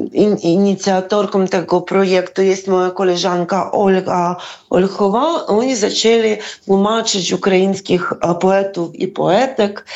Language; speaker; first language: Polish; non-native, fluent; Ukrainian